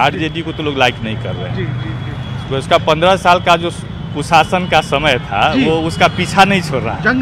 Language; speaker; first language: Hindi; native; Hindi